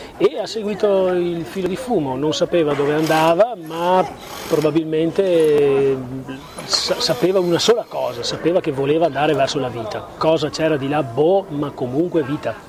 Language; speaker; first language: Italian; native; Italian